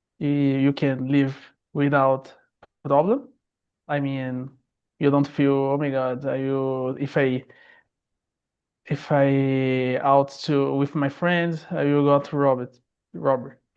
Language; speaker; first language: English; non-native, learner; Portuguese